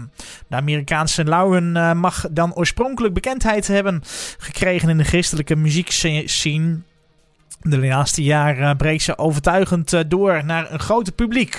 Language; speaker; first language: Dutch; native; Dutch